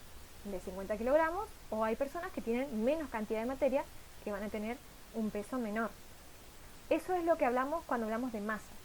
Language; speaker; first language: Spanish; native; Spanish